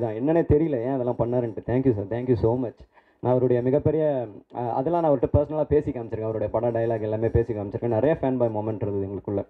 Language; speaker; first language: Tamil; native; Tamil